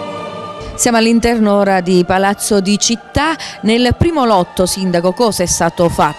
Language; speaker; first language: Italian; native; Italian